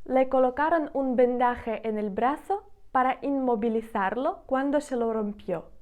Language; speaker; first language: Spanish; non-native, fluent; Ukrainian